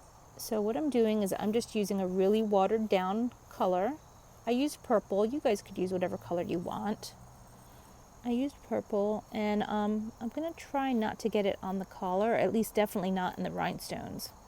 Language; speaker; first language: English; native; English